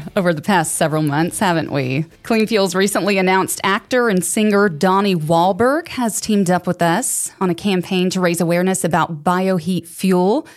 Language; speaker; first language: English; native; English